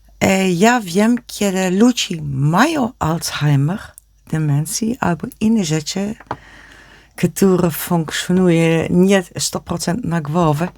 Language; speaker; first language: Polish; non-native, learner; Dutch